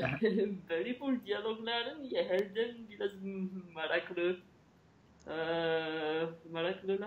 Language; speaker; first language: Azerbaijani; non-native, learner; French